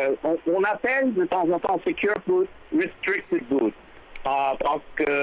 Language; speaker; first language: French; non-native, fluent; English